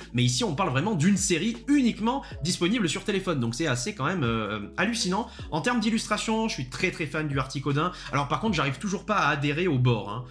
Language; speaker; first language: French; native; French